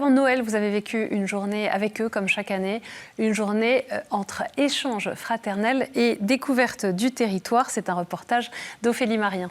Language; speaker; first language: French; native; French